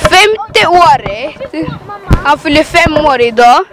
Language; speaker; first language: Swedish; early bilingual, other home language; Lingala